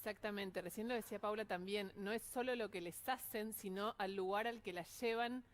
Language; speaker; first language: Spanish; native; Spanish